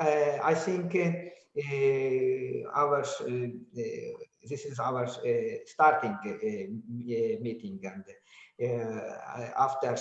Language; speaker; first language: English; non-native, learner; Azerbaijani